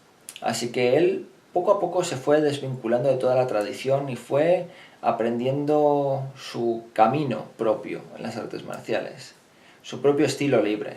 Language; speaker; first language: Spanish; native; Spanish